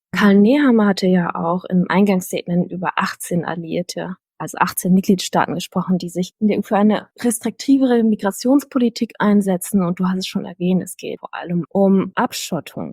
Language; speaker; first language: German; native; German